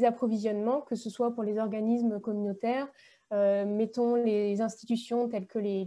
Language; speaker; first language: French; native; French